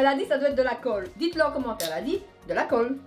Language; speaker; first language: French; native; French